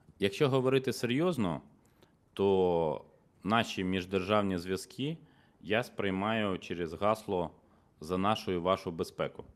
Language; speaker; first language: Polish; non-native, learner; Ukrainian